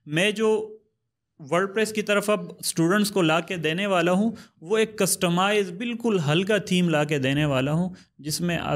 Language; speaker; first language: Urdu; non-native, local second language; Pashto